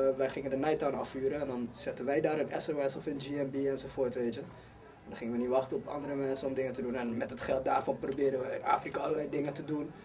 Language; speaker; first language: Dutch; early bilingual, other home language; Somali